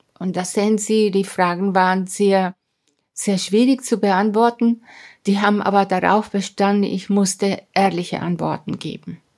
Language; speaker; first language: German; non-native, fluent; Spanish